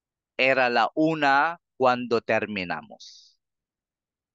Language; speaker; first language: Spanish; non-native, fluent; Filipino